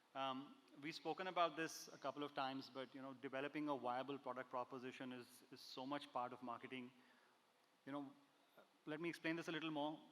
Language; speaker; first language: English; non-native, local second language; Hindi